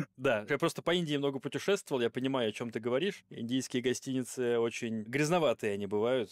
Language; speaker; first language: Russian; native; Russian